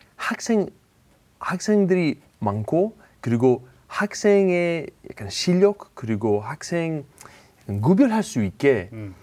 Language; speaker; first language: Korean; non-native, learner; Greek